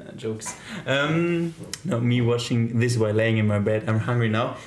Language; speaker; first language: English; non-native, fluent; German